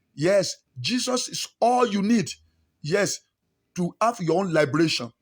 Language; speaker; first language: English; non-native, local second language; Yoruba